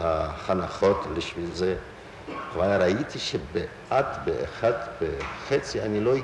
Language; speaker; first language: Hebrew; non-native, fluent; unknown